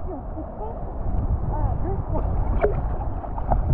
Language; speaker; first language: French; native; French